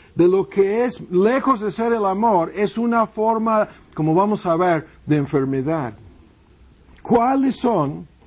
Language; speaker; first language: Spanish; non-native, fluent; English